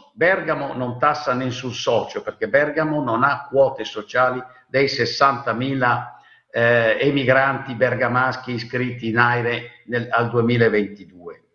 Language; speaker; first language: Italian; native; Italian